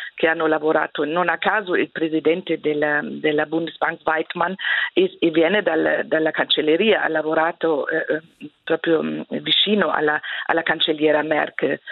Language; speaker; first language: Italian; non-native, fluent; German